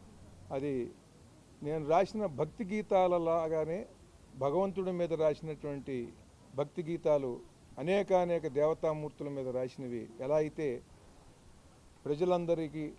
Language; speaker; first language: Telugu; native; Telugu